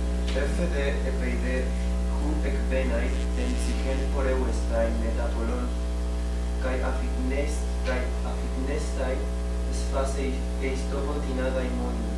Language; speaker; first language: Greek; non-native, learner; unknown